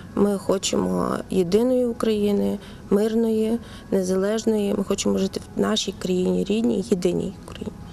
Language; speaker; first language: Ukrainian; native; Ukrainian